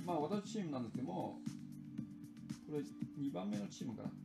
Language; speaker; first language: Japanese; native; Japanese